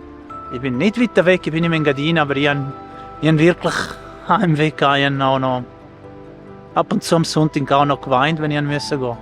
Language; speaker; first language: German; non-native, local second language; Italian